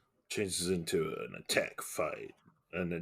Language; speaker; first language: English; native; English